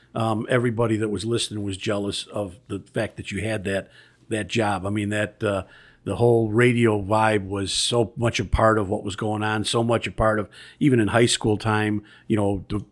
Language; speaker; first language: English; native; English